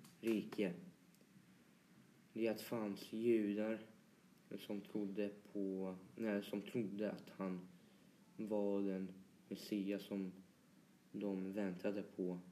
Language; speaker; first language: Swedish; early bilingual, other home language; Polish